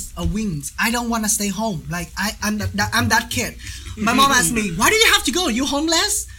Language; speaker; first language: English; non-native, learner; Vietnamese